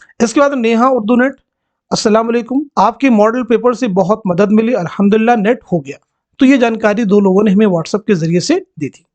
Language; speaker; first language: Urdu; native; Urdu